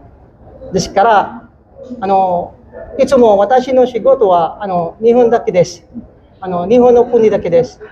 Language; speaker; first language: Japanese; non-native, learner; Filipino